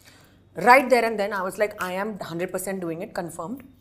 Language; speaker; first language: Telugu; non-native, learner; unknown